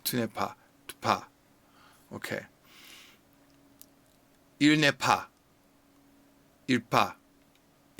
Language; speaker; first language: French; non-native, learner; English